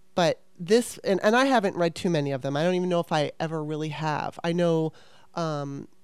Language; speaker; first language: English; native; English